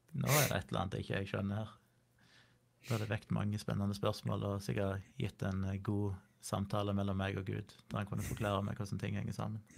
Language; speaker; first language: Norwegian; native; Norwegian